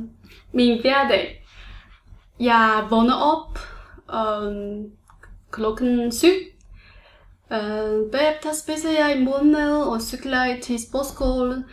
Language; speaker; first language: Danish; non-native, learner; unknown